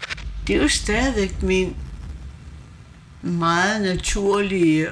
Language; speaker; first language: Danish; non-native, local second language; Kalaallisut